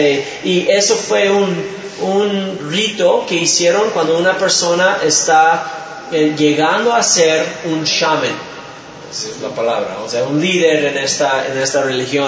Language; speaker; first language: Spanish; non-native, fluent; English